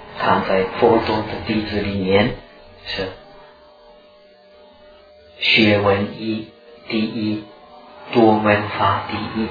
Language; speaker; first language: Chinese; non-native, fluent; Czech